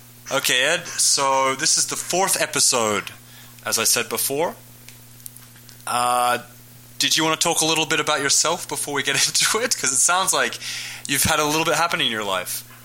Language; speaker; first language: English; native; English